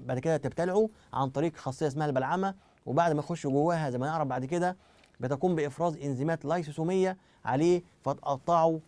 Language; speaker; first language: Arabic; native; Arabic